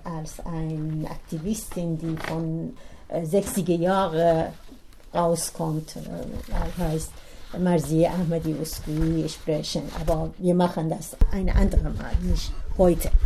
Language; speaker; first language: German; non-native, learner; Persian